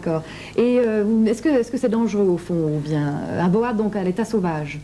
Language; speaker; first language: French; native; French